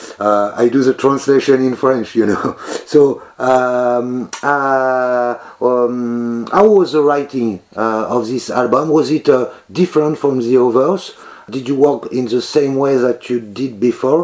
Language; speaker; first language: English; non-native, learner; French